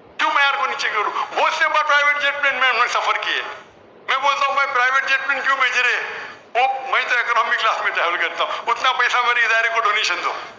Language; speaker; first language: Hindi; non-native, local second language; Konkani